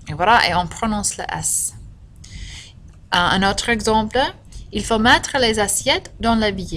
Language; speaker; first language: French; non-native, fluent; English